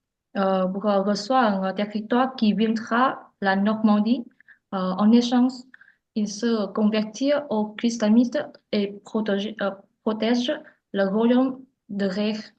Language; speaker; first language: French; non-native, learner; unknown